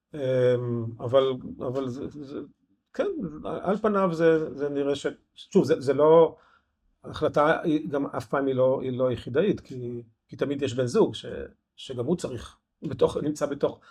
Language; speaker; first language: Hebrew; native; Hebrew